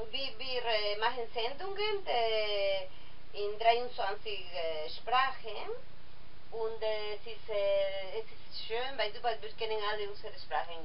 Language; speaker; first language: German; non-native, learner; Spanish